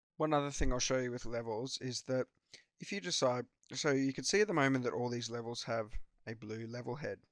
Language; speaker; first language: English; native; English